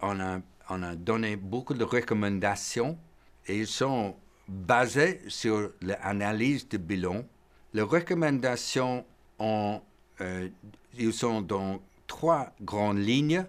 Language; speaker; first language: French; non-native, fluent; English